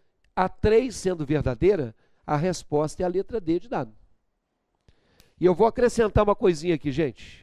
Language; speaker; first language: Portuguese; native; Portuguese